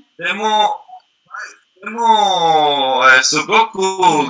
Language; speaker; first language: Japanese; non-native, learner; Greek